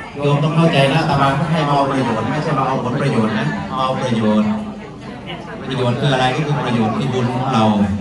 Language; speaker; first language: Thai; native; Thai